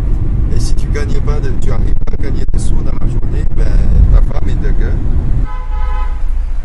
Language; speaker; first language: French; non-native, fluent; Chinese